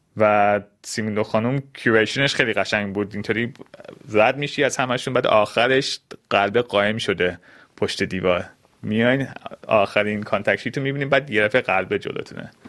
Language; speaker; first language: Persian; early bilingual, heritage; Persian